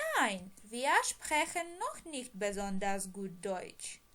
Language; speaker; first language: German; non-native, fluent; Ukrainian